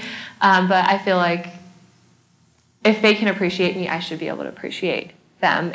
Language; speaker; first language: English; native; English